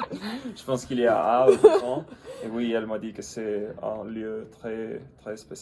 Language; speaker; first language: French; non-native, learner; English